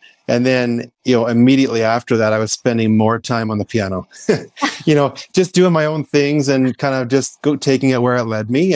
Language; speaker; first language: English; native; English